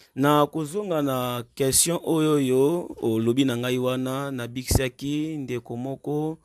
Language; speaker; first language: Lingala; non-native, local second language; Kongo